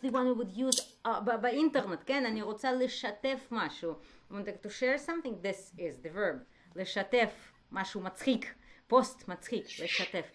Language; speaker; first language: Hebrew; native; Hebrew